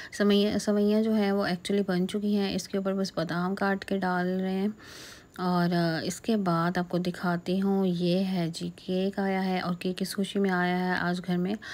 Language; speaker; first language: Urdu; native; Urdu